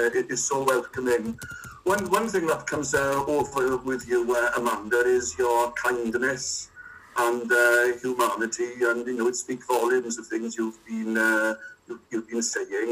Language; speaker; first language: English; native; English